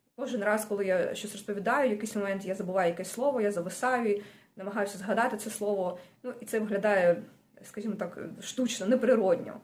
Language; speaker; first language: Ukrainian; non-native, local second language; Russian